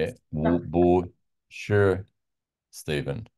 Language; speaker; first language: Chinese; non-native, learner; English